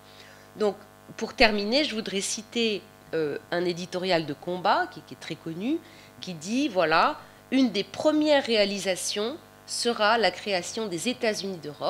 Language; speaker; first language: French; native; French